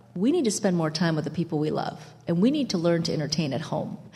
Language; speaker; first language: English; early bilingual, other home language; Italian